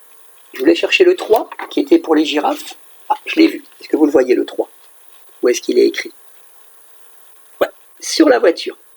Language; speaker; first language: French; native; French